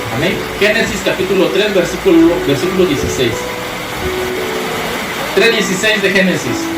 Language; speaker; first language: Spanish; native; Spanish